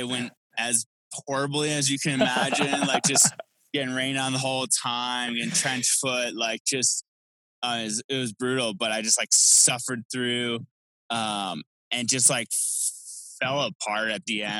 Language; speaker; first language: English; native; English